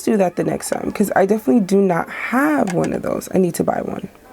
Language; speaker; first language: English; native; English